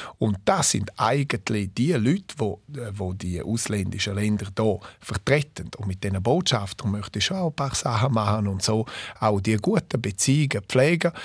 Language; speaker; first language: German; non-native, local second language; Romansh